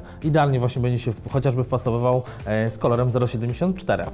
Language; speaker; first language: Polish; native; Polish